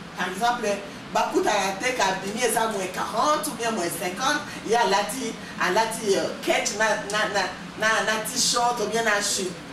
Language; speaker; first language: French; non-native, local second language; Lingala